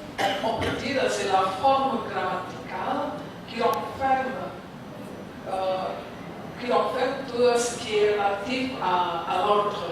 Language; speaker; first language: French; non-native, fluent; Indonesian